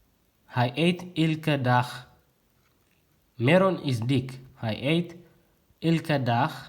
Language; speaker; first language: Dutch; non-native, learner; Tigrinya